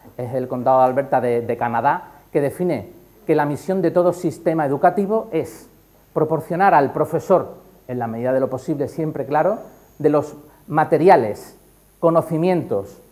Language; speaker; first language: Spanish; native; Spanish